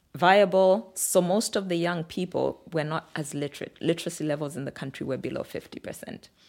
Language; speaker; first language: English; non-native, local second language; Bemba